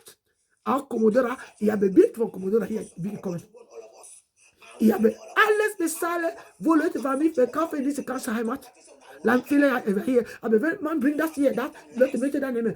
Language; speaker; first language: German; non-native, learner; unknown